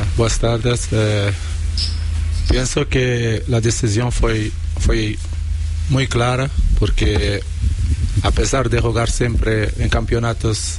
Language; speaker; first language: Spanish; non-native, fluent; Portuguese